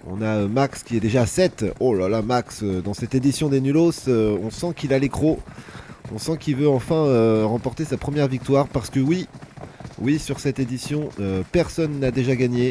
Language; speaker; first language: French; native; French